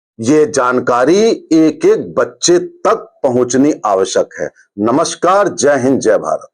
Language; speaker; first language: Hindi; native; Hindi